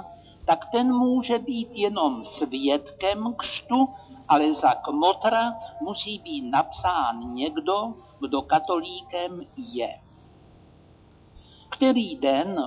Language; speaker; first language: Czech; native; Czech